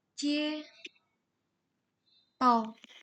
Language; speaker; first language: Chinese; non-native, learner; Indonesian